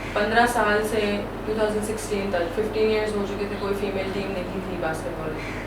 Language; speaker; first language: Urdu; native; Urdu